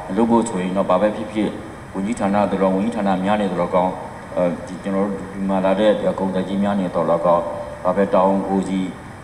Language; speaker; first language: Burmese; native; Burmese